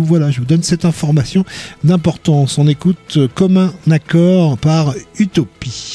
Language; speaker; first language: French; native; French